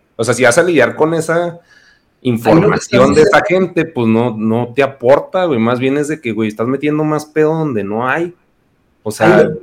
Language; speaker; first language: Spanish; native; Spanish